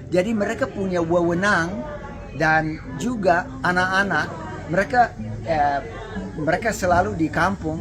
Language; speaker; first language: Indonesian; non-native, local second language; English